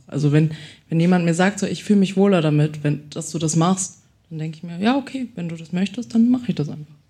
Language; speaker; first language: German; early bilingual, other home language; Chinese